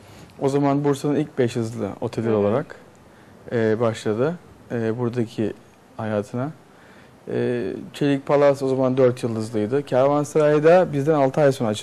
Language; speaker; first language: Turkish; native; Turkish